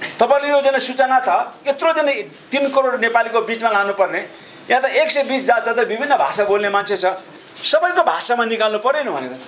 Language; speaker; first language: Nepali; non-native, local second language; Sherpa